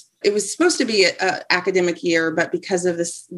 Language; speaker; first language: English; native; English